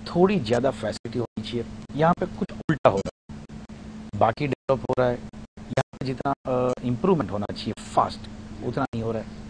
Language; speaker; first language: Hindi; non-native, local second language; Gujarati